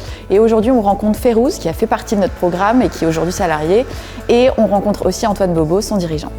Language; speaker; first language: French; native; French